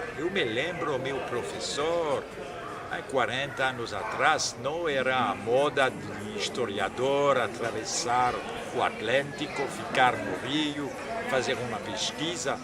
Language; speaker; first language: Portuguese; non-native, fluent; French